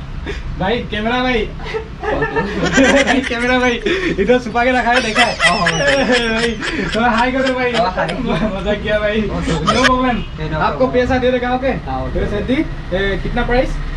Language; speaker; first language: Hindi; non-native, local second language; Assamese